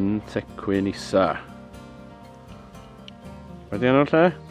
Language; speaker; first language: Welsh; native; Welsh